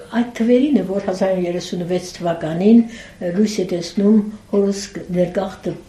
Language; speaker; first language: Armenian; early bilingual, heritage; Armenian